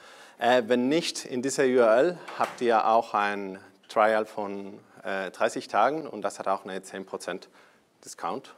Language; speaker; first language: German; non-native, fluent; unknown